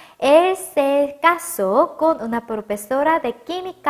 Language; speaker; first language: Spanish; non-native, fluent; Korean